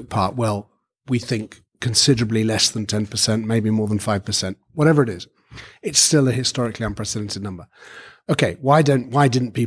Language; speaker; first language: English; native; English